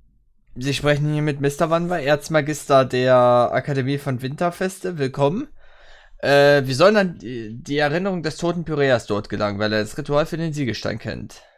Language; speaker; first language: German; native; German